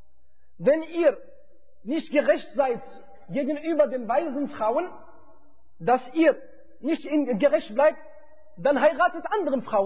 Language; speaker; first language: German; non-native, fluent; Arabic